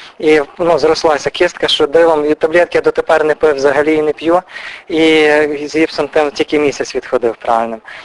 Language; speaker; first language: Ukrainian; native; Ukrainian